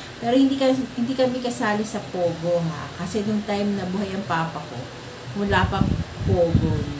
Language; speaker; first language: Filipino; native; Filipino